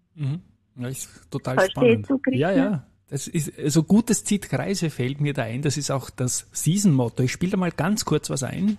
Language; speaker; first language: German; native; German